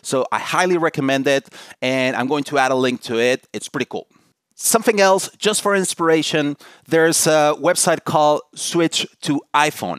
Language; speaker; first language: English; non-native, fluent; Spanish